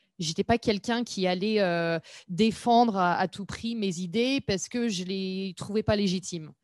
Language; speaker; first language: French; non-native, fluent; English